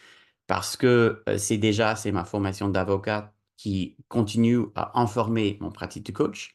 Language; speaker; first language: French; non-native, fluent; English